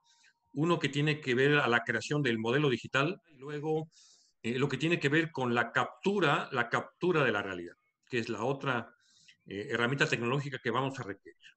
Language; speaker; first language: Spanish; native; Spanish